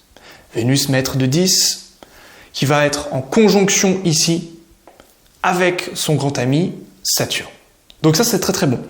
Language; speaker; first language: French; native; French